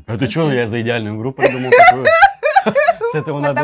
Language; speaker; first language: Russian; native; Russian